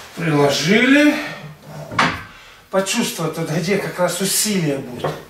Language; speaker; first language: Russian; native; Russian